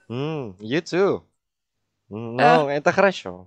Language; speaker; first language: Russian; non-native, learner; Indonesian